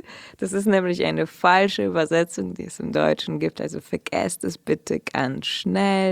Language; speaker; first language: German; early bilingual, other home language; Russian